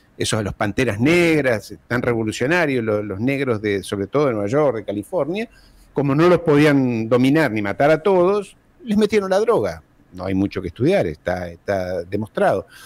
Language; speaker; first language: Spanish; early bilingual, heritage; Spanish